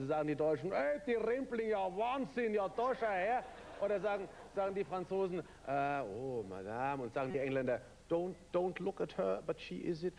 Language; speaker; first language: German; native; German